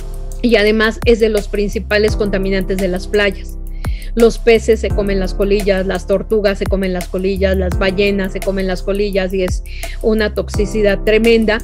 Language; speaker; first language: Spanish; native; Spanish